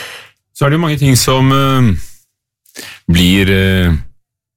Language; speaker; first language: Norwegian; native; Norwegian